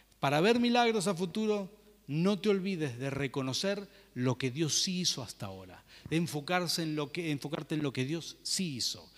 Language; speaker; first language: Spanish; native; Spanish